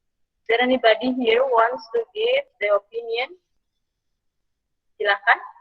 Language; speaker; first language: English; non-native, fluent; Indonesian